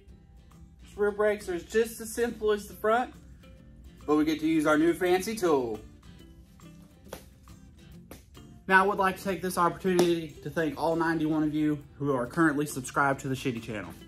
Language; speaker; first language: English; native; English